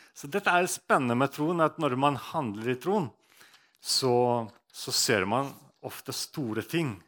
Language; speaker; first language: Norwegian; non-native, fluent; Russian